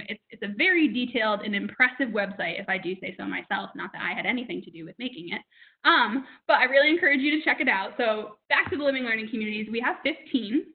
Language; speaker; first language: English; native; English